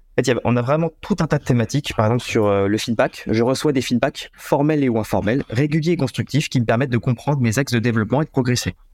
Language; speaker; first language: French; native; French